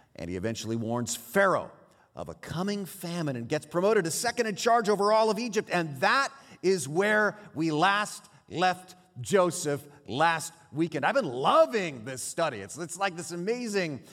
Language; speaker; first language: English; early bilingual, other home language; Swiss German